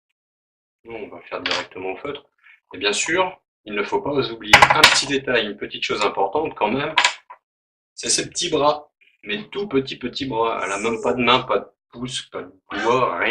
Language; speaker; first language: French; native; French